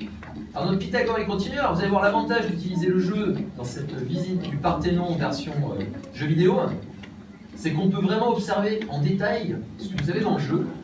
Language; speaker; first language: French; native; French